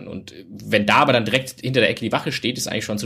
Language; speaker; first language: German; native; German